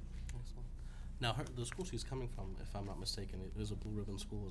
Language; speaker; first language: English; native; English